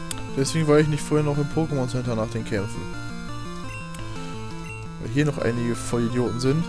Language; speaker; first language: German; native; German